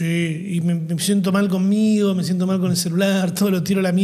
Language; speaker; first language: Spanish; native; Spanish